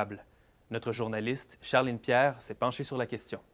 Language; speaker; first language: French; native; French